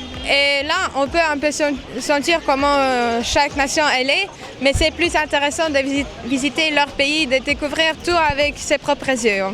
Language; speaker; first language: French; non-native, local second language; Luxembourgish